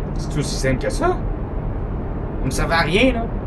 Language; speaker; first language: French; native; French